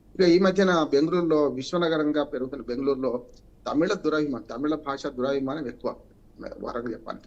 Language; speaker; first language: Telugu; native; Telugu